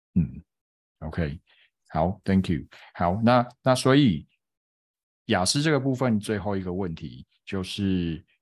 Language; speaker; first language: Chinese; native; Chinese